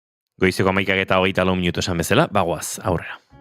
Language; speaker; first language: Basque; native; Basque